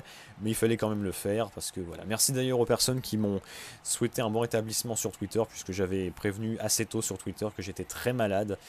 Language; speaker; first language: French; native; French